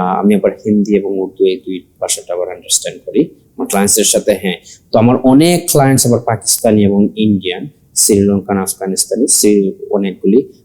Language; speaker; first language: Bangla; early bilingual, heritage; Sylheti